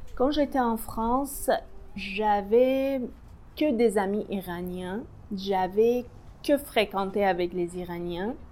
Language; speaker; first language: French; non-native, learner; Persian